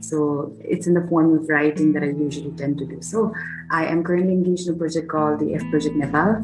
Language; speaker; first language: English; non-native, local second language; Nepali